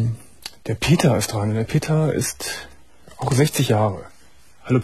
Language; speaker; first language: German; native; German